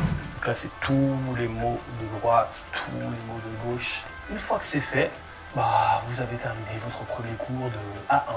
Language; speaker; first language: French; native; French